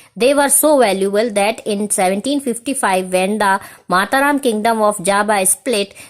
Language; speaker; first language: English; non-native, local second language; Hindi